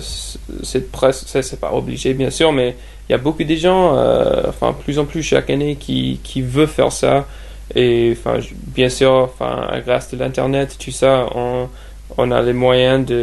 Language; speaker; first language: French; non-native, fluent; English